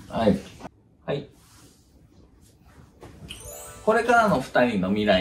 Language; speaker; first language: Japanese; native; Japanese